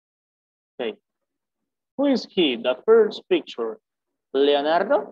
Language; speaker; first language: English; non-native, fluent; Spanish